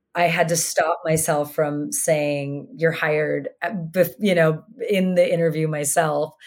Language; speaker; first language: English; native; English